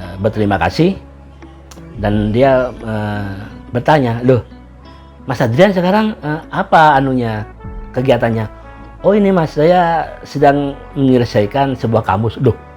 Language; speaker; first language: Indonesian; non-native, local second language; Madurese